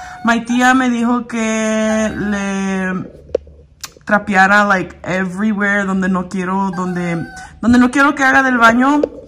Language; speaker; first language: Spanish; early bilingual, heritage; Spanish